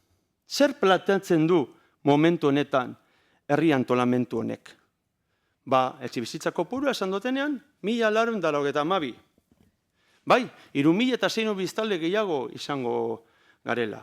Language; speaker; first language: Basque; native; Basque